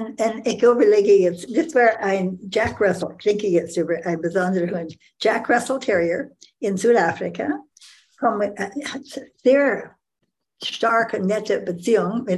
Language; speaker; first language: German; non-native, learner; English